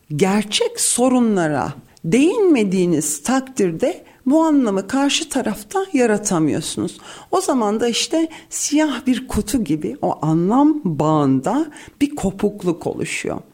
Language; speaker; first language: Turkish; native; Turkish